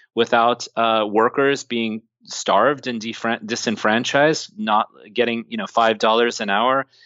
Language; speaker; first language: English; native; English